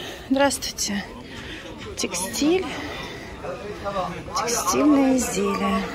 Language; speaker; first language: Russian; native; Russian